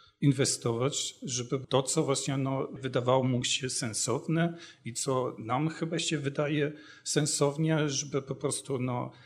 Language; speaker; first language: Polish; non-native, fluent; German